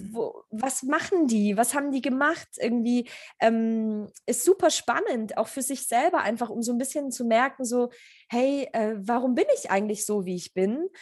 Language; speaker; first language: German; early bilingual, other home language; Polish